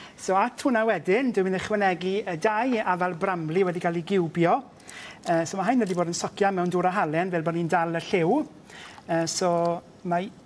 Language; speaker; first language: Welsh; native; Welsh